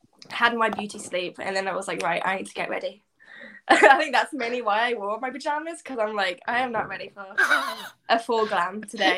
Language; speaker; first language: English; native; English